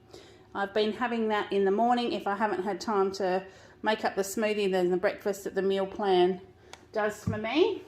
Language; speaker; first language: English; native; English